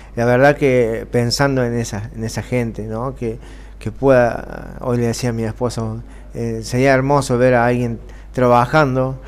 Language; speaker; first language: Spanish; native; Spanish